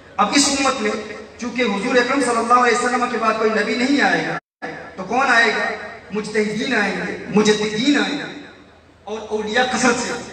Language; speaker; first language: Urdu; early bilingual, heritage; Urdu